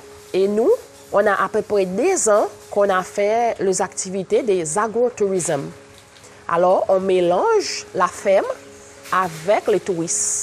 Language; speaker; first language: French; non-native, local second language; Seselwa Creole French